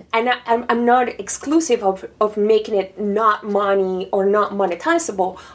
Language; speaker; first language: English; non-native, fluent; Spanish